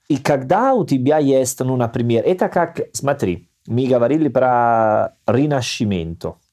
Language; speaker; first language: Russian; non-native, fluent; Italian